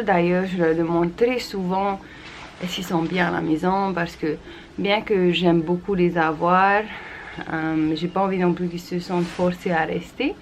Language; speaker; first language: French; native; French